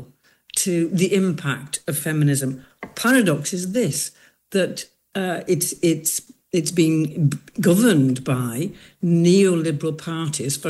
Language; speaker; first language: English; native; English